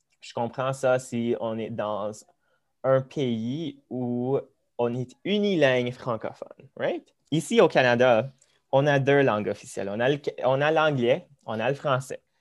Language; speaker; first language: French; early bilingual, other home language; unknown